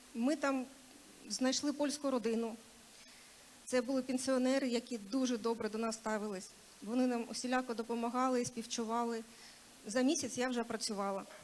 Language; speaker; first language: Ukrainian; non-native, local second language; Russian